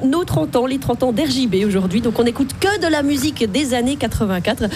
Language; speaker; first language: French; native; French